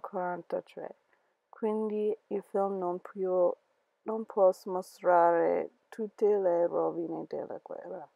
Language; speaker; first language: Italian; non-native, learner; English